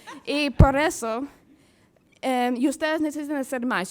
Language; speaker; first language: Spanish; non-native, learner; English